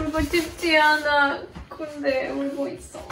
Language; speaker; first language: Korean; non-native, learner; Spanish